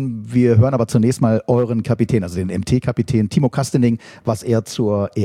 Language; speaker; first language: German; native; German